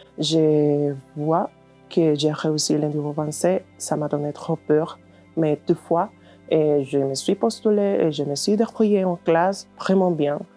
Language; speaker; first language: French; non-native, fluent; Spanish